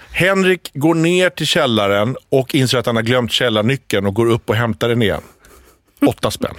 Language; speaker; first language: Swedish; early bilingual, other home language; Arabic